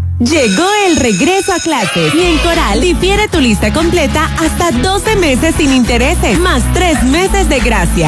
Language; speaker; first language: Spanish; native; Spanish